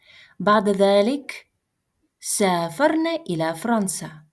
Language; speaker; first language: Arabic; non-native, fluent; Russian